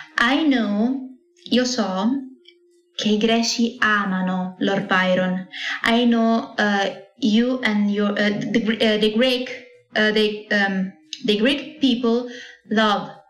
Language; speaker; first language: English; non-native, learner; Italian